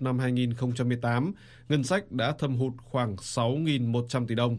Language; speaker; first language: Vietnamese; native; Vietnamese